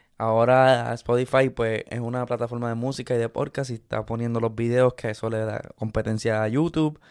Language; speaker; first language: Spanish; early bilingual, other home language; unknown